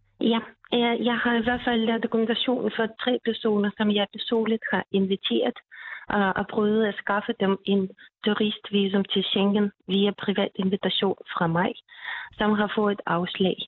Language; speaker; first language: Danish; non-native, fluent; Russian